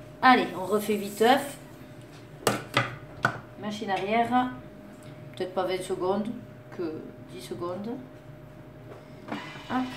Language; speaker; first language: French; native; French